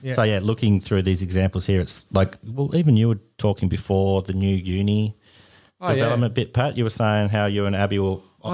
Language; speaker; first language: English; native; English